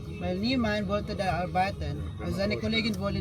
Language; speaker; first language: German; non-native, learner; Filipino